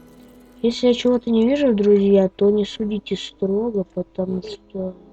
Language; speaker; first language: Russian; native; Russian